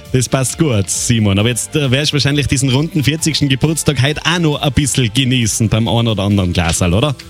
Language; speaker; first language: German; native; German